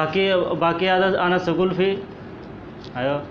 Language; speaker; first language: Arabic; non-native, learner; Hindi